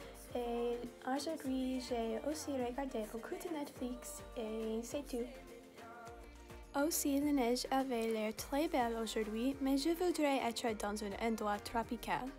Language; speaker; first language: French; non-native, learner; English